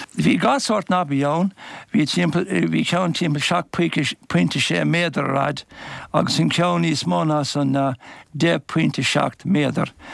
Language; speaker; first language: Irish; native; Irish